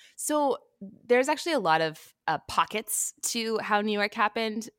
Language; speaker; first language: English; native; English